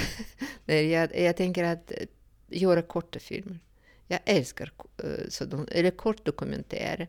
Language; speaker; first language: Swedish; non-native, fluent; Russian